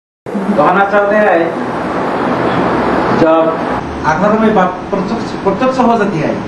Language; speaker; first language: Hindi; non-native, fluent; Bangla